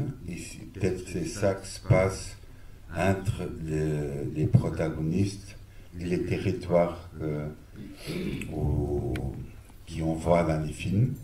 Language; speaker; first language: French; non-native, fluent; Portuguese